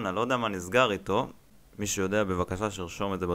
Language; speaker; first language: Hebrew; native; Hebrew